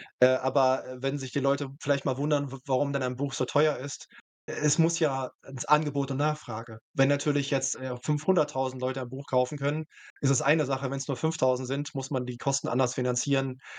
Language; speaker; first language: German; native; German